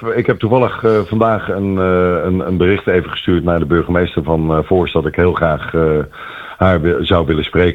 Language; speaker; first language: Dutch; native; Dutch